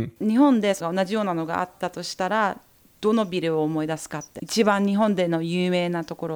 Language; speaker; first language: Japanese; early bilingual, heritage; Japanese